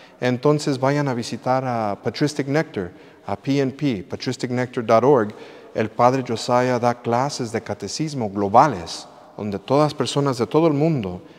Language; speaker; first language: Spanish; early bilingual, heritage; English